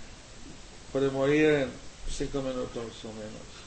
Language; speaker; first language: Spanish; non-native, learner; English